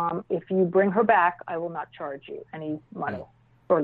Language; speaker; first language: English; native; English